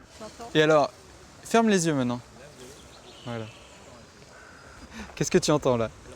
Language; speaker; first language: French; native; French